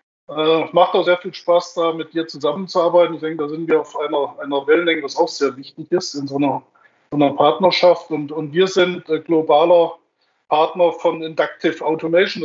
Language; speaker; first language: German; native; German